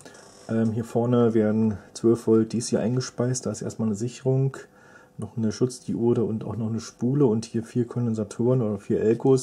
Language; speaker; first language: German; native; German